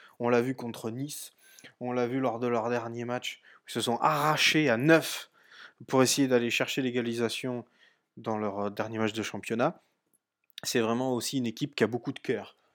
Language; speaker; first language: French; native; French